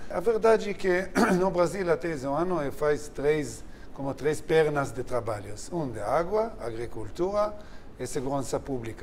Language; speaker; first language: Portuguese; non-native, learner; Hebrew